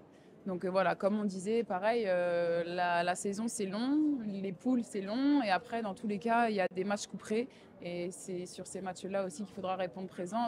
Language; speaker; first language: French; native; French